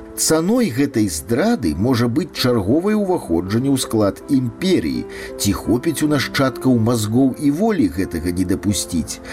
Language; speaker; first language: Belarusian; native; Belarusian